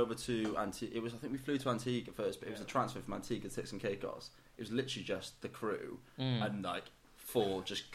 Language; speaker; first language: English; native; English